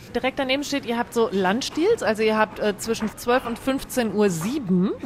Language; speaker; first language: German; native; German